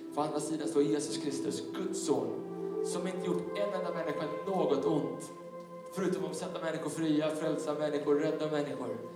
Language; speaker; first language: Swedish; native; Swedish